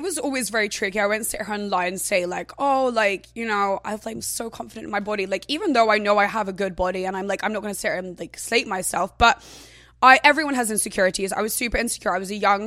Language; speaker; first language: English; native; English